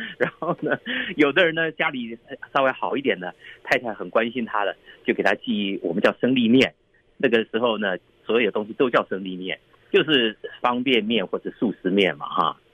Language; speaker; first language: Chinese; native; Chinese